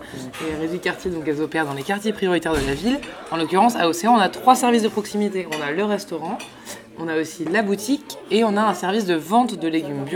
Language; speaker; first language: French; native; French